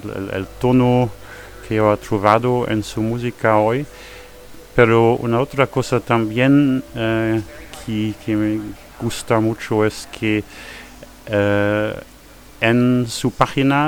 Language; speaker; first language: Spanish; non-native, fluent; German